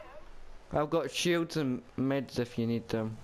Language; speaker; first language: English; native; English